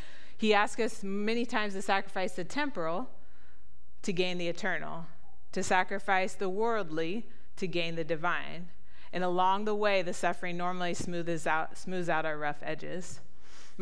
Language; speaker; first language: English; native; English